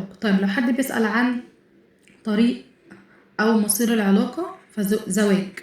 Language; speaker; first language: Arabic; native; Arabic